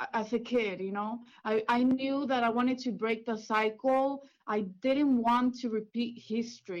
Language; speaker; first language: English; early bilingual, other home language; Spanish